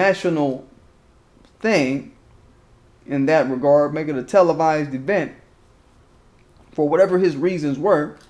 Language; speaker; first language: English; native; English